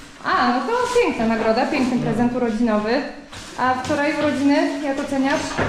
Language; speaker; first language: Polish; native; Polish